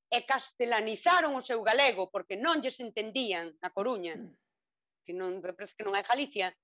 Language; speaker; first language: Spanish; non-native, local second language; Galician